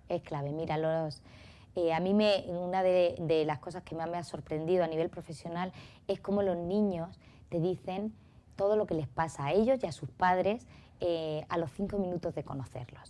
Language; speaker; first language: Spanish; native; Spanish